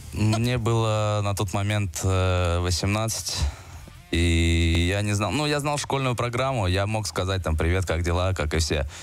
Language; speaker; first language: Russian; native; Russian